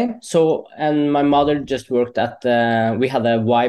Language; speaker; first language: English; non-native, fluent; Norwegian